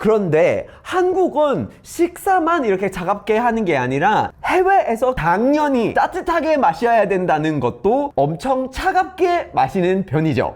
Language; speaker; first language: Korean; non-native, fluent; English